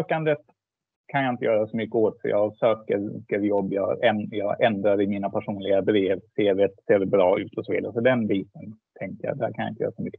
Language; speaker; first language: Swedish; native; Swedish